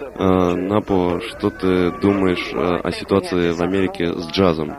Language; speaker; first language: Russian; native; Russian